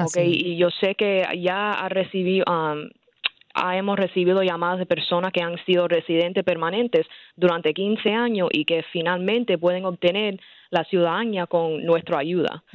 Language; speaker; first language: Spanish; early bilingual, heritage; Spanish